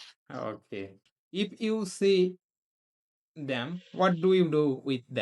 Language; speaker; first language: English; non-native, learner; Bangla